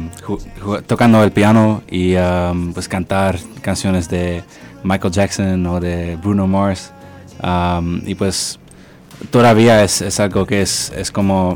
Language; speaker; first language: Spanish; early bilingual, heritage; Spanish